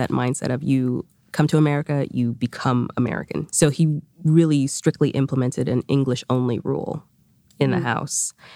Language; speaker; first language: English; early bilingual, other home language; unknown